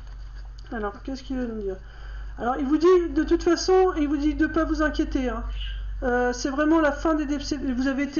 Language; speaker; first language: French; native; French